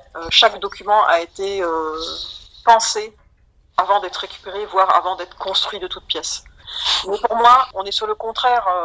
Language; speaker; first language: French; native; French